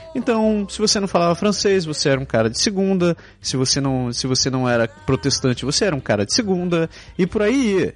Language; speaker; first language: Portuguese; native; Portuguese